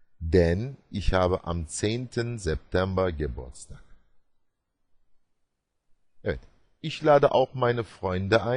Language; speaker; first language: German; non-native, fluent; Turkish